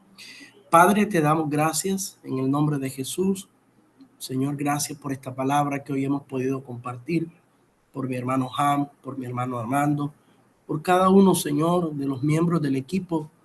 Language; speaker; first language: Spanish; native; Spanish